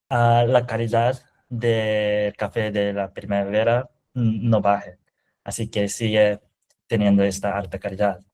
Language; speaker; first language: Spanish; non-native, fluent; Japanese